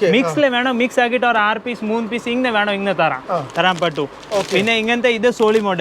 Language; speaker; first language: Malayalam; non-native, local second language; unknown